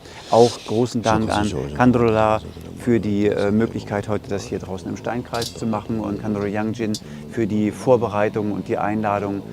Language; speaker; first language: German; native; German